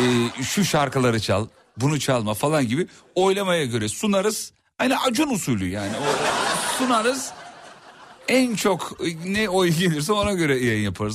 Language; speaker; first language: Turkish; native; Turkish